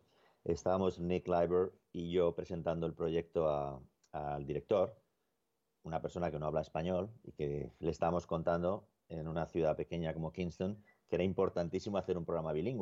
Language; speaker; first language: Spanish; native; Spanish